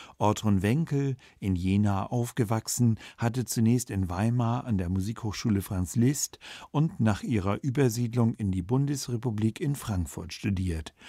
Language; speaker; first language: German; native; German